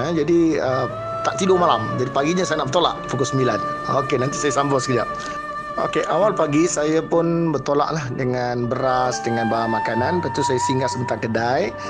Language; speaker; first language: Malay; non-native, local second language; Tamil